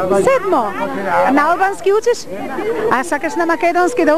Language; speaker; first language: Macedonian; native; Macedonian